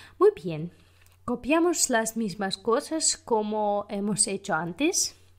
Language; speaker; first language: Spanish; non-native, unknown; Russian